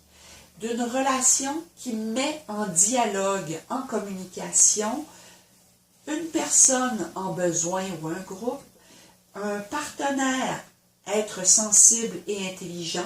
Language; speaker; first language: French; native; French